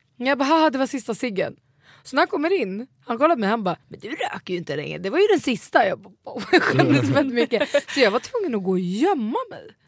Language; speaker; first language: Swedish; early bilingual, other home language; Kurdish